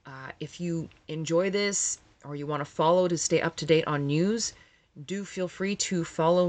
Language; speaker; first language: English; native; English